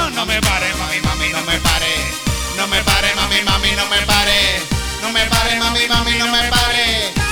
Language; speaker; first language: Spanish; native; Spanish